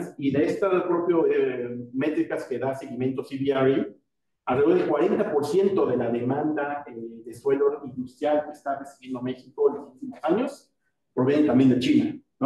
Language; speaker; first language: Spanish; native; Spanish